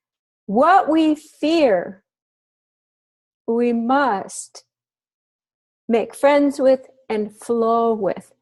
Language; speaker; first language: English; native; English